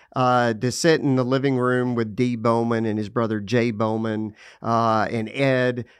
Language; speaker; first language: English; native; English